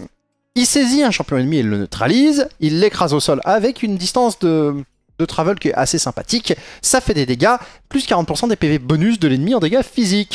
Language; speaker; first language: French; native; French